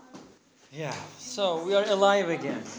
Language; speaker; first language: English; non-native, fluent; Turkish